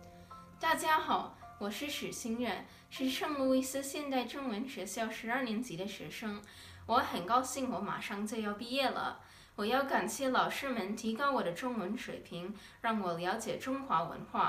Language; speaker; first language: Chinese; early bilingual, heritage; Chinese